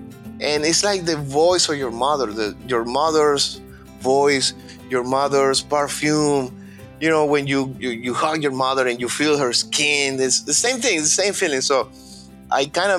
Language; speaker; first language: English; non-native, fluent; Spanish